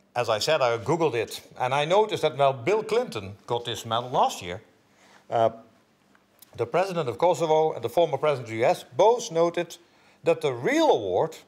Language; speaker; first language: English; non-native, fluent; Dutch